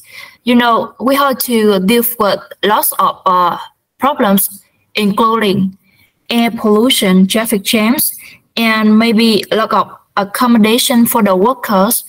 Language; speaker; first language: English; non-native, learner; Vietnamese